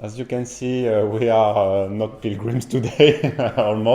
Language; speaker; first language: English; non-native, learner; French